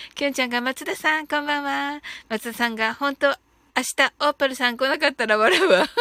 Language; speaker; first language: Japanese; native; Japanese